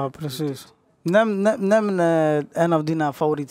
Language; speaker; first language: Swedish; native; Swedish